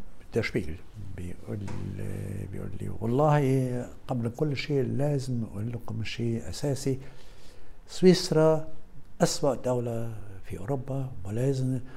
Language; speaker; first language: Arabic; non-native, fluent; German